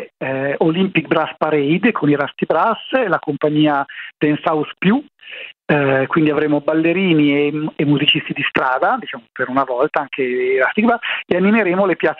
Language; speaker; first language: Italian; native; Italian